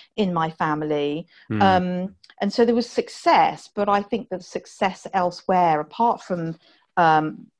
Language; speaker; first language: English; native; English